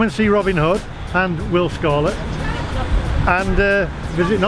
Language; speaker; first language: English; native; English